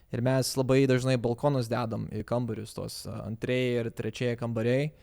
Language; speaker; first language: Lithuanian; early bilingual, heritage; Lithuanian